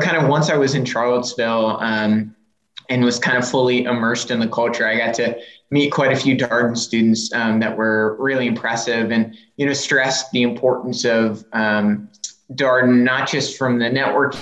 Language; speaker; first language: English; native; English